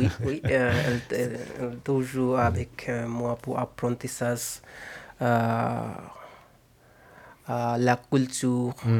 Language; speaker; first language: French; non-native, learner; Bangla